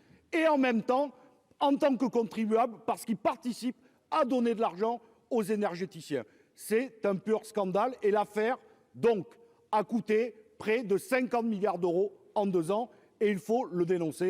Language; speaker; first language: French; native; French